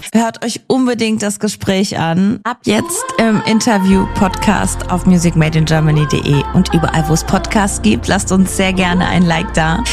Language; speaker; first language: German; native; German